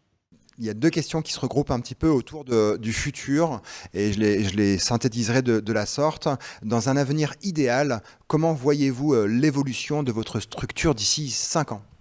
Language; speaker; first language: French; native; French